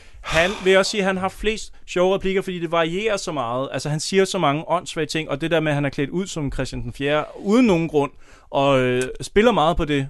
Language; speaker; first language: Danish; native; Danish